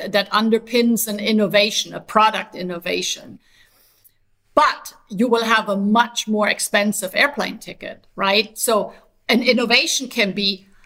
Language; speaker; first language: English; non-native, fluent; German